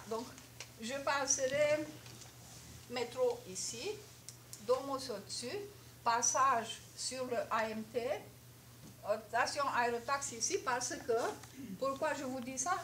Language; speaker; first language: French; non-native, fluent; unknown